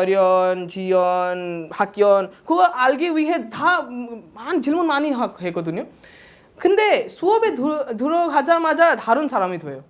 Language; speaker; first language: Korean; non-native, fluent; Odia